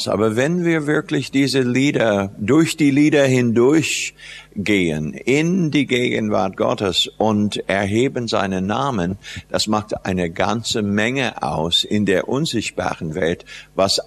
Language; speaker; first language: German; non-native, fluent; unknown